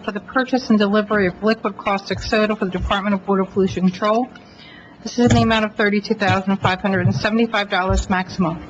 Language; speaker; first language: English; native; English